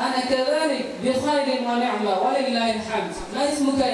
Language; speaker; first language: Arabic; non-native, learner; Bangla